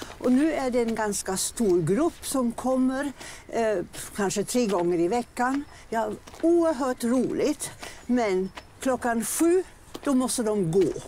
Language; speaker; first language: Swedish; non-native, fluent; German